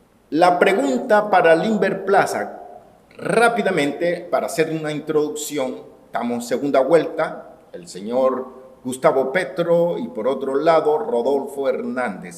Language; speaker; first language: Spanish; native; Spanish